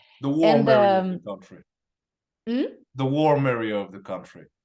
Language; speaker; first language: English; non-native, fluent; Bulgarian